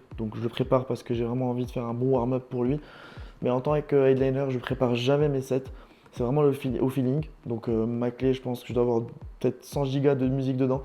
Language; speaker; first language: French; non-native, local second language; Arabic